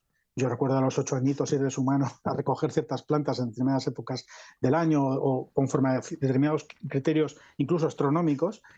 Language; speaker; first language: Spanish; native; Spanish